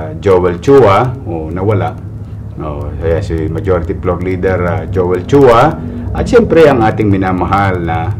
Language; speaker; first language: Filipino; native; Filipino